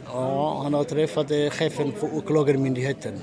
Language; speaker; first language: Swedish; non-native, learner; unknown